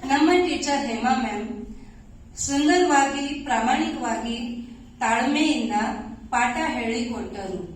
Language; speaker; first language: Kannada; non-native, learner; Hindi